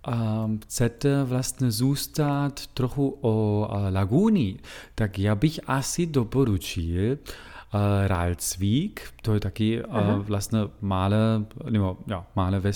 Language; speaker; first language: Czech; non-native, fluent; German